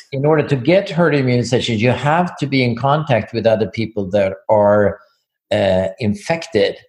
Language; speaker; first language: English; non-native, fluent; Swedish